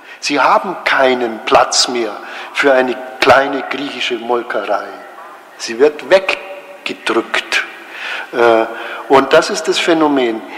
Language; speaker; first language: German; native; German